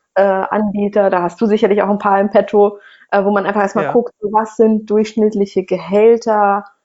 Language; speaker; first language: German; non-native, fluent; Russian